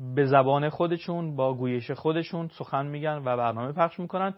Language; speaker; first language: Persian; native; Persian